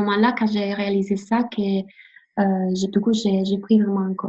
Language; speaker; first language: French; non-native, fluent; Italian